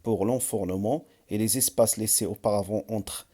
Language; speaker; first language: French; non-native, local second language; Arabic